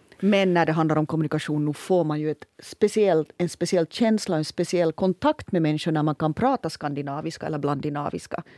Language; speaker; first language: Swedish; native; Swedish